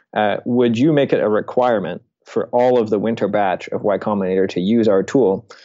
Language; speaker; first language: English; native; English